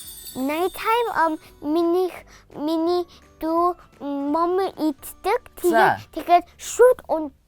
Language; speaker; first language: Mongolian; early bilingual, heritage; Mongolian